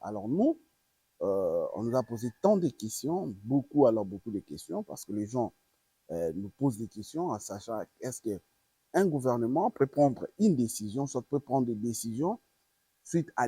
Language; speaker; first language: French; non-native, local second language; Lingala